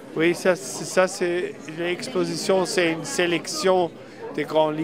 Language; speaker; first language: French; non-native, learner; German